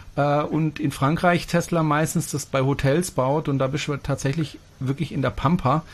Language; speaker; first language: German; non-native, fluent; French